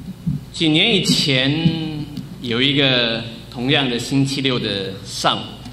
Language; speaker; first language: Chinese; native; Chinese